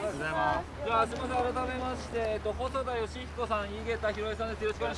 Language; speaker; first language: Japanese; native; Japanese